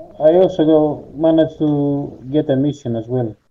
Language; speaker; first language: English; non-native, learner; Greek